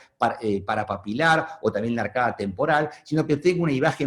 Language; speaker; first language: Spanish; native; Spanish